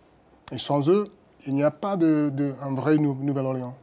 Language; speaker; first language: French; non-native, fluent; English